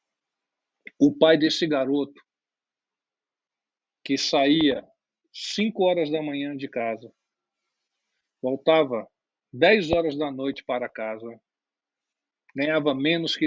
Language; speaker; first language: Portuguese; native; Portuguese